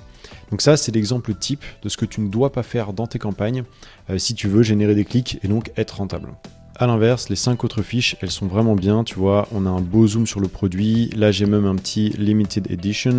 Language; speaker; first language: French; native; French